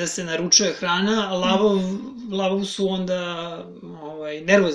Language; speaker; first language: Serbian; native; Serbian